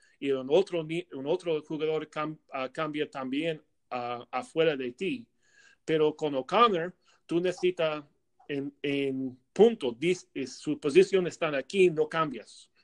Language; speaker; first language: Spanish; non-native, learner; English